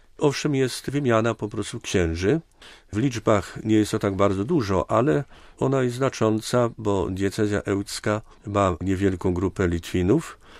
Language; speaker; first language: Polish; native; Polish